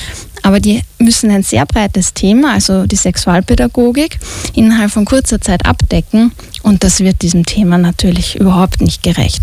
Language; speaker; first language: German; native; German